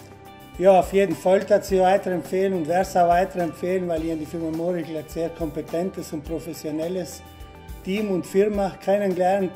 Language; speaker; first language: German; non-native, local second language; Italian